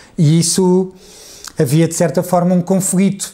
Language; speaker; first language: Portuguese; native; Portuguese